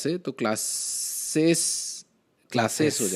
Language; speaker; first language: Spanish; non-native, learner; Hindi